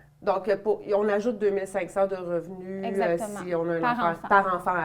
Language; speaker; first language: French; native; French